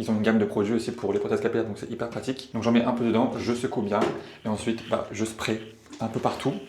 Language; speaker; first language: French; native; French